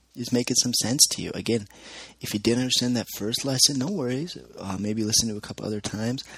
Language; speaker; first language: English; native; English